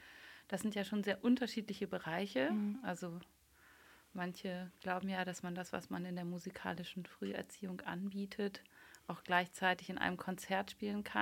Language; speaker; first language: German; native; German